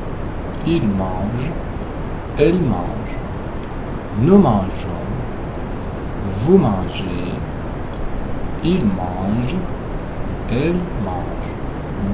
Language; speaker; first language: French; non-native, fluent; Russian